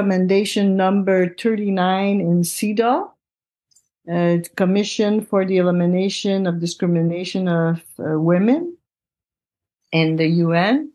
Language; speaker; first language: English; non-native, fluent; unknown